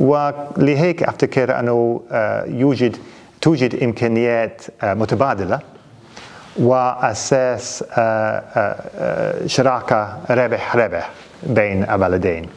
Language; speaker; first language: Arabic; non-native, fluent; English